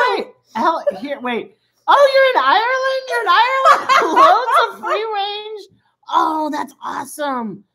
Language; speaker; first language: English; native; English